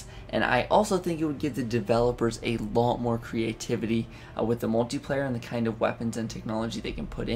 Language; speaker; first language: English; native; English